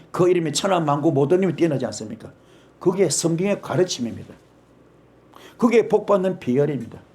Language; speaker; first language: Korean; native; Korean